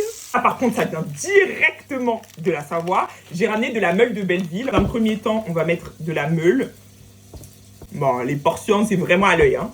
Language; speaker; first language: French; native; French